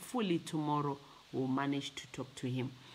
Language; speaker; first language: English; non-native, local second language; Shona